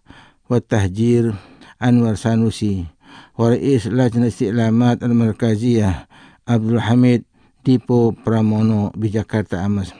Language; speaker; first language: Arabic; non-native, fluent; Indonesian